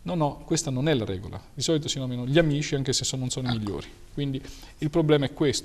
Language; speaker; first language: Italian; native; Italian